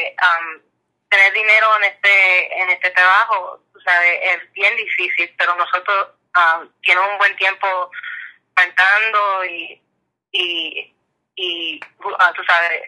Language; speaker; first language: Spanish; early bilingual, heritage; English